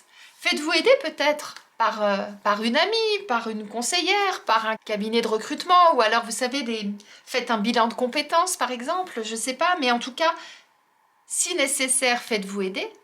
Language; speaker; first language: French; native; French